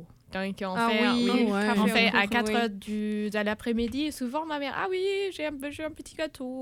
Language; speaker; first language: French; non-native, fluent; German